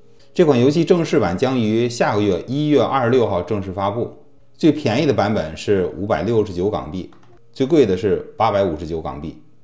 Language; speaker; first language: Chinese; native; Chinese